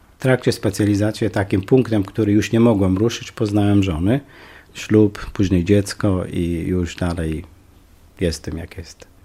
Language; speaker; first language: Polish; non-native, fluent; Kurdish